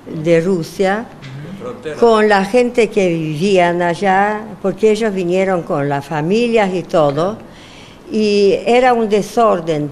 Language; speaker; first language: Spanish; non-native, fluent; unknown